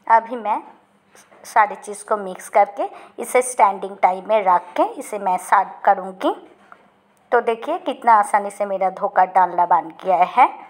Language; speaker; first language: Hindi; non-native, local second language; Bangla